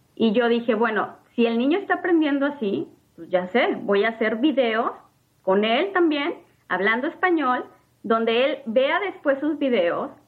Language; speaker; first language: Spanish; native; Spanish